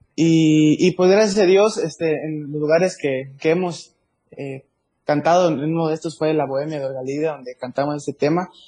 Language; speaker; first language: Spanish; native; Spanish